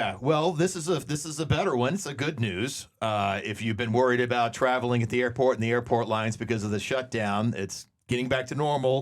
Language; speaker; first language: English; native; English